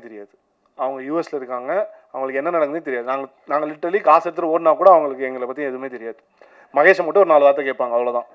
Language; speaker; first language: Tamil; native; Tamil